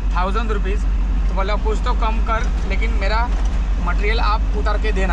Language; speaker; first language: Hindi; non-native, local second language; Marathi